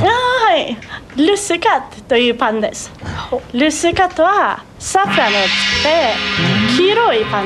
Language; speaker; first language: Japanese; non-native, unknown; Swedish